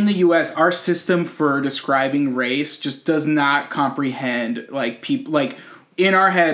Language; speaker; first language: English; native; English